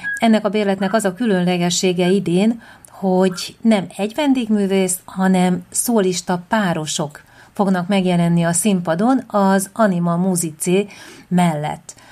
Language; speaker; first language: Hungarian; native; Hungarian